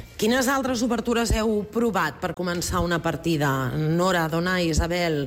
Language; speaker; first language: Catalan; native; Catalan